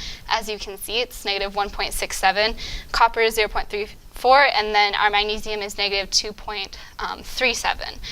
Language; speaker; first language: English; native; English